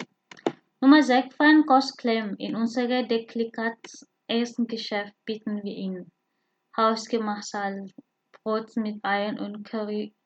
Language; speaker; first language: German; non-native, fluent; Indonesian